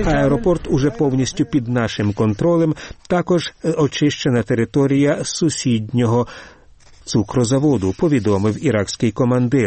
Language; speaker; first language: Ukrainian; native; Ukrainian